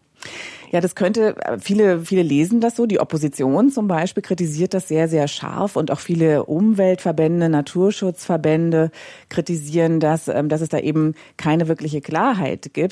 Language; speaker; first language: German; native; German